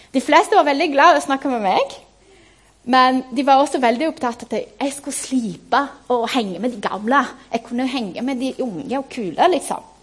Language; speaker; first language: Norwegian; non-native, fluent; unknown